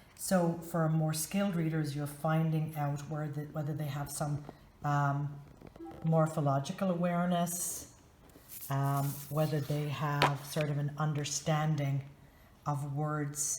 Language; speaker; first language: English; native; English